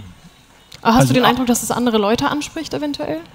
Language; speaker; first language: German; native; German